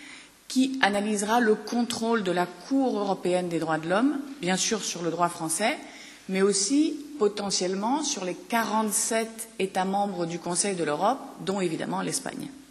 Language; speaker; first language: French; native; French